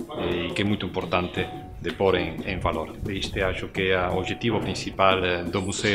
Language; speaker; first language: Portuguese; non-native, fluent; Spanish